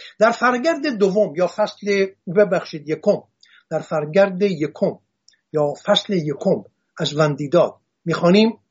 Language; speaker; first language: Persian; non-native, local second language; Assyrian Neo-Aramaic